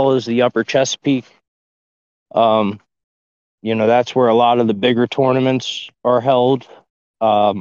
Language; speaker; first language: English; native; English